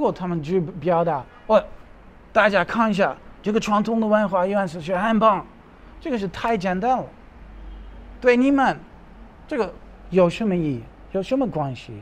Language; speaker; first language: Chinese; non-native, learner; Dutch